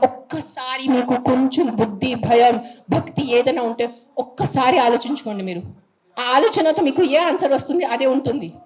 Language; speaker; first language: Telugu; non-native, fluent; Marathi